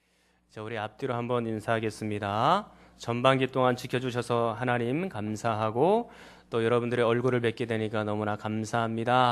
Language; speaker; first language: Korean; native; Korean